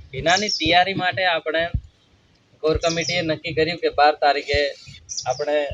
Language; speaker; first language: Gujarati; non-native, local second language; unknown